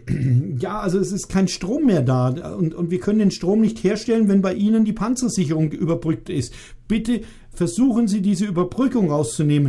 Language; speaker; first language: German; native; German